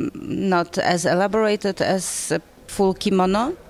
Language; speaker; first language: English; non-native, fluent; Polish